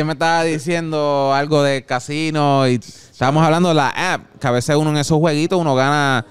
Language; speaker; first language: Spanish; early bilingual, heritage; Spanish